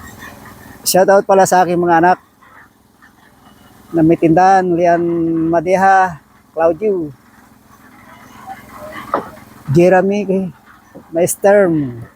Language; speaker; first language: Filipino; native; Filipino